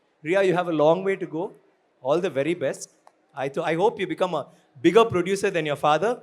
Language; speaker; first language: English; non-native, local second language; Tamil